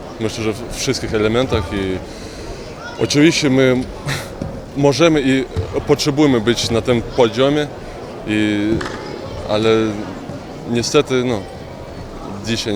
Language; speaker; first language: Polish; non-native, fluent; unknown